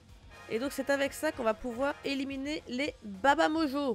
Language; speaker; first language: French; native; French